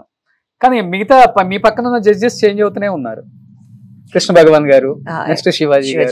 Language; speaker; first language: Telugu; native; Telugu